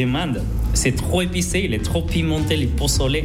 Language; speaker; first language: French; non-native, fluent; Spanish